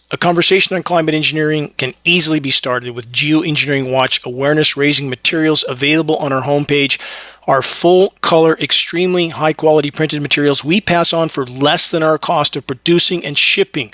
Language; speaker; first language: English; native; English